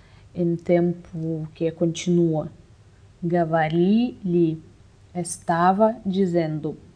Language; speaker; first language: Portuguese; non-native, fluent; Russian